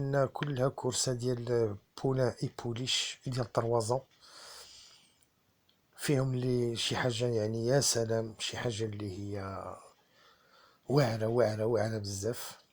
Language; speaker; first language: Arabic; native; Arabic